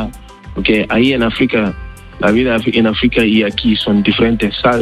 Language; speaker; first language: Spanish; non-native, learner; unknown